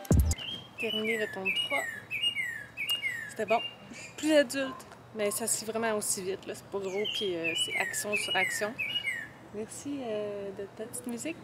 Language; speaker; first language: French; native; French